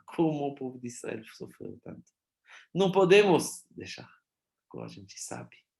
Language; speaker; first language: Portuguese; non-native, fluent; Hebrew